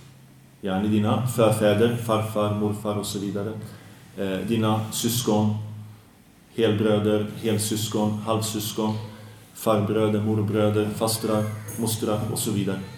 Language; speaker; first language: Swedish; early bilingual, other home language; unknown